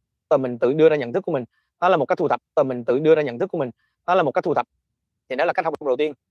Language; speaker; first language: Vietnamese; native; Vietnamese